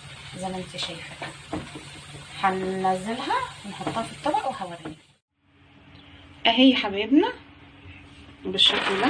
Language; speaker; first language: Arabic; native; Arabic